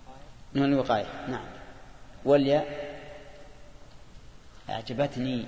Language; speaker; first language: Arabic; native; Arabic